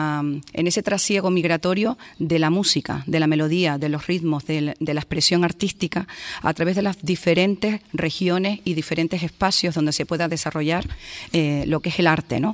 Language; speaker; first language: Spanish; native; Spanish